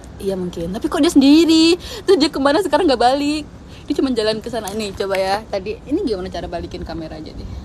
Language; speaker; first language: Indonesian; native; Indonesian